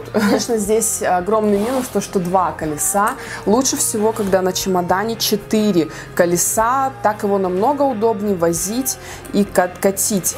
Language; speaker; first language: Russian; native; Russian